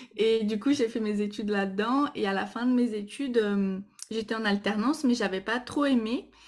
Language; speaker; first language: French; non-native, fluent; Portuguese